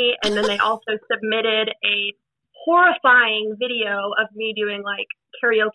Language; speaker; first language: English; native; English